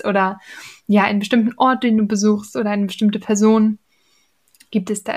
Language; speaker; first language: German; native; German